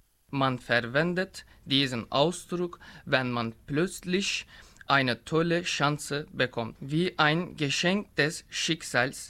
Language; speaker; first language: German; non-native, learner; Turkish